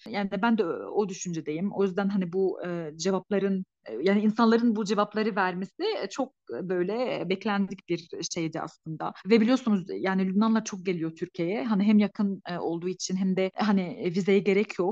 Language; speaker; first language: Turkish; non-native, fluent; Arabic